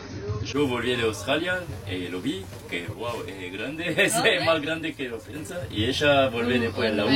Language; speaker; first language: Spanish; non-native, learner; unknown